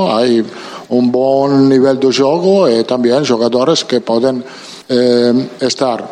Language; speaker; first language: Spanish; non-native, fluent; Italian